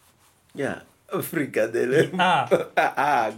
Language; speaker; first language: German; non-native, learner; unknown